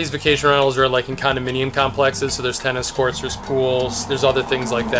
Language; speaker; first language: English; native; English